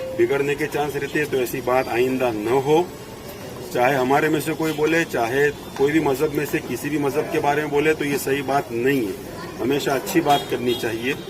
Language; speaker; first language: Urdu; non-native, local second language; Gujarati